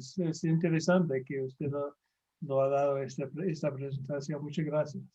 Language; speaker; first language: Spanish; non-native, fluent; English